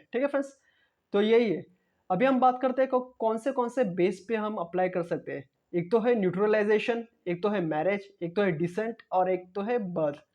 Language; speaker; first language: Hindi; non-native, local second language; Marathi